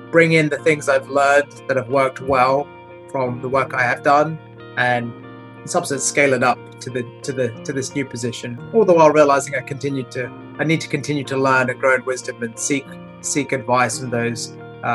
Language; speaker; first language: English; native; English